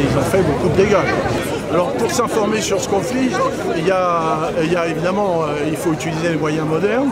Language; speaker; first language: French; native; French